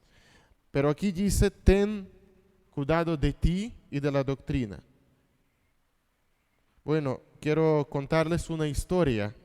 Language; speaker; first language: Spanish; non-native, fluent; Russian